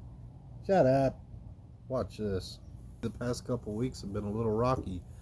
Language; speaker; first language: English; native; English